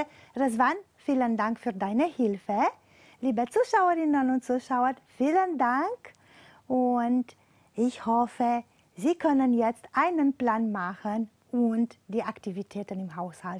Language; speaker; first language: German; non-native, fluent; Romanian